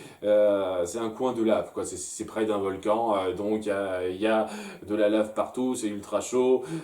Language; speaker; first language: French; native; French